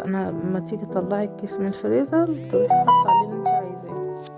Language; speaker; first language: Arabic; native; Arabic